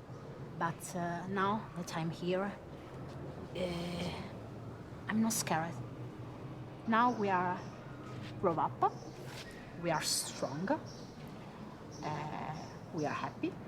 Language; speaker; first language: English; non-native, learner; Spanish